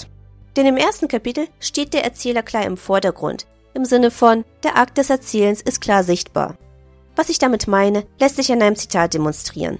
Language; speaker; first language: German; native; German